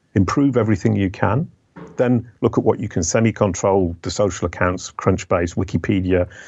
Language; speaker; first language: English; native; English